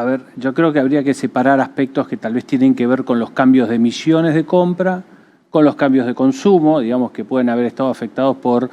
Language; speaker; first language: Spanish; native; Spanish